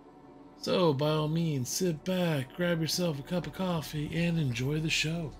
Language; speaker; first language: English; native; English